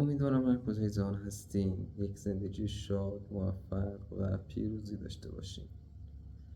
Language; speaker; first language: Persian; native; Persian